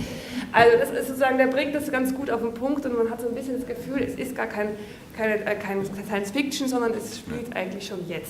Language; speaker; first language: German; native; German